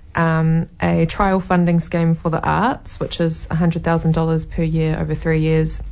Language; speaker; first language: English; native; English